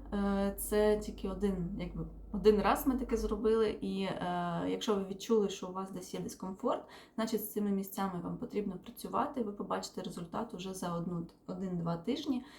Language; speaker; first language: Ukrainian; non-native, local second language; Russian